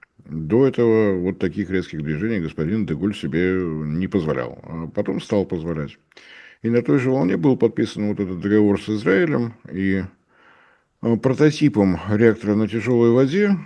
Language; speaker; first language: Russian; native; Russian